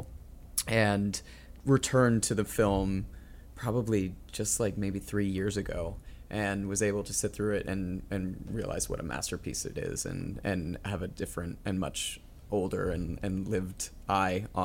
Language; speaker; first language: English; native; English